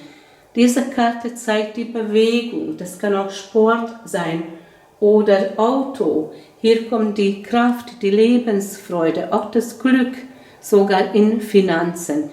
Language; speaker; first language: German; non-native, fluent; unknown